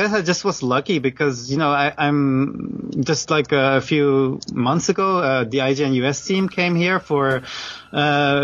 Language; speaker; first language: English; non-native, fluent; Dutch